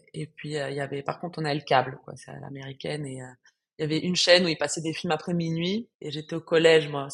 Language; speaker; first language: French; non-native, fluent; Spanish